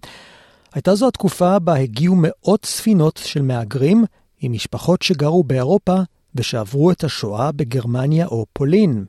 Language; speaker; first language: Hebrew; native; Hebrew